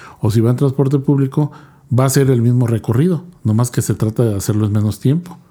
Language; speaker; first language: Spanish; native; Spanish